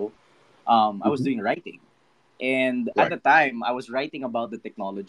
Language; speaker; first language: English; non-native, local second language; Filipino